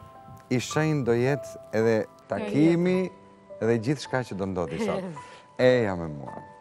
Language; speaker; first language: Albanian; native; Albanian